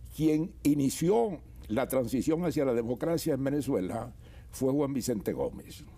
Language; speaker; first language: Spanish; native; Spanish